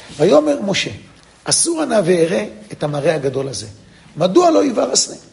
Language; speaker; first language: Hebrew; non-native, fluent; English